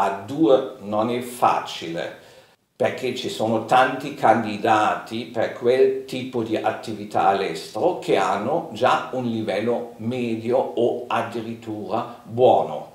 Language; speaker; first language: Italian; non-native, fluent; German